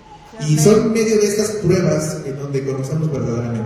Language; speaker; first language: Spanish; native; Spanish